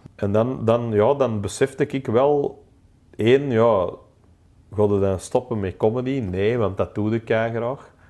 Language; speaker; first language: Dutch; non-native, local second language; English